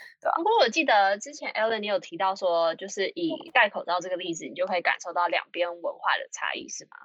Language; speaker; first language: Chinese; native; Chinese